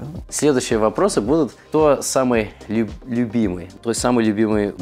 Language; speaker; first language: Russian; early bilingual, heritage; Russian